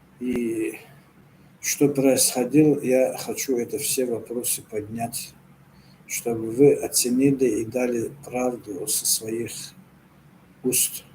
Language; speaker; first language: Russian; non-native, local second language; Lezghian